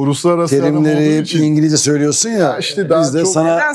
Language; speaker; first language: Turkish; non-native, fluent; French